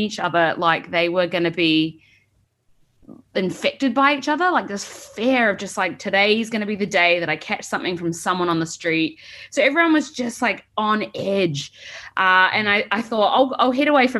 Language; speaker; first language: English; native; English